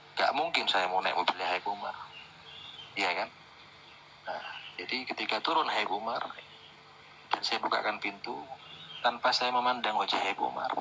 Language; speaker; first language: Indonesian; native; Indonesian